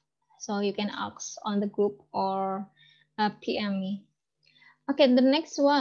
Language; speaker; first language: English; non-native, fluent; Indonesian